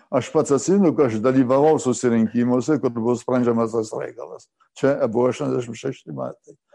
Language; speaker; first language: Lithuanian; early bilingual, heritage; Lithuanian